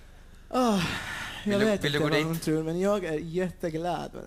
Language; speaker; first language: Swedish; non-native, fluent; Maltese